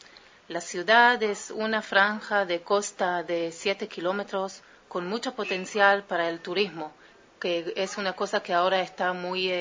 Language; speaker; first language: Spanish; early bilingual, heritage; Spanish